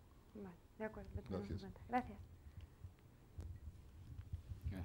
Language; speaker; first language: Spanish; native; Spanish